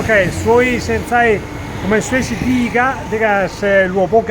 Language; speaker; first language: Chinese; non-native, fluent; Italian